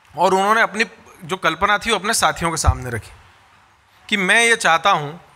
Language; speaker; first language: Hindi; native; Hindi